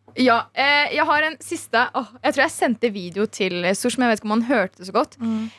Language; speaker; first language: Norwegian; early bilingual, other home language; Turkish